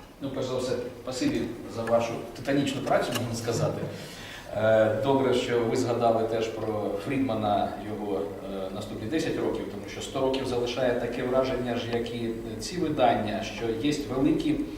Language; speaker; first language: Ukrainian; native; Ukrainian